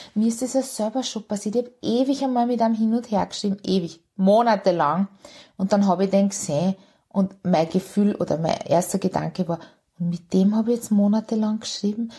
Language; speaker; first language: German; early bilingual, other home language; Hungarian